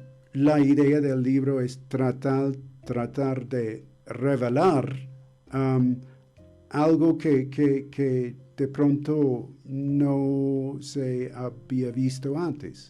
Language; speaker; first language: Spanish; non-native, fluent; English